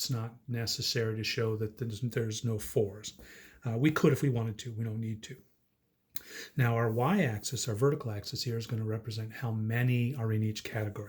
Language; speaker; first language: English; native; English